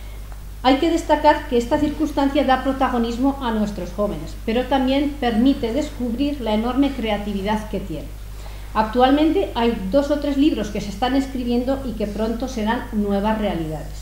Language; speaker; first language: Spanish; native; Spanish